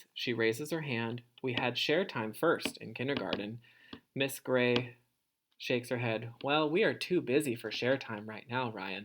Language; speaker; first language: English; native; English